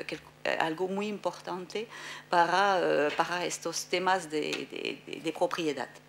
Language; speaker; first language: Spanish; non-native, fluent; French